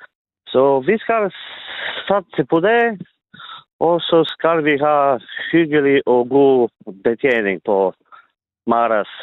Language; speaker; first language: Norwegian; non-native, local second language; Northern Sami